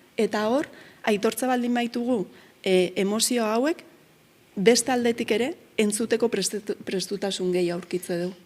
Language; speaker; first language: Basque; native; Basque